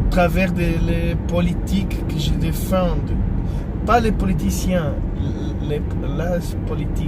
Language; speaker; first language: French; non-native, fluent; Portuguese